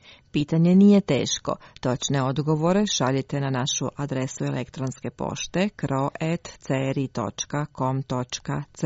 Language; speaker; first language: Croatian; native; Croatian